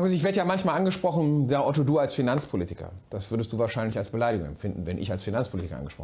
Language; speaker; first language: German; native; German